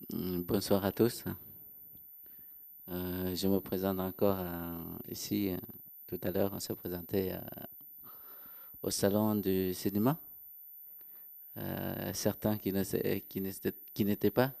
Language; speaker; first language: French; non-native, local second language; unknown